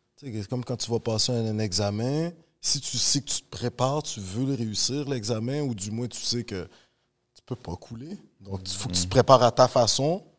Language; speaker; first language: French; native; French